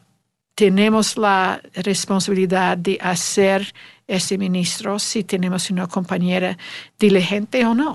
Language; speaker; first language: Spanish; non-native, learner; English